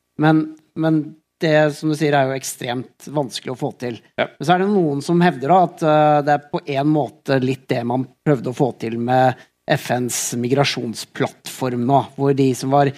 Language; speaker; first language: Norwegian; native; Norwegian